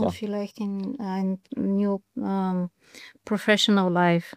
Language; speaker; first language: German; non-native, learner; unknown